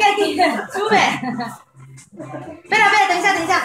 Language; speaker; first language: Spanish; non-native, learner; Chinese